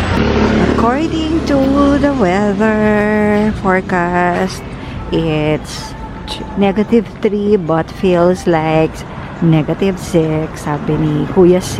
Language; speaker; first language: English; non-native, local second language; Filipino